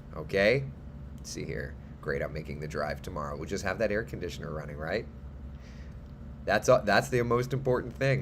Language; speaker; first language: English; native; English